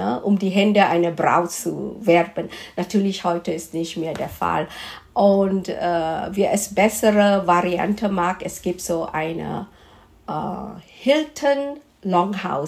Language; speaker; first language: German; non-native, fluent; Malay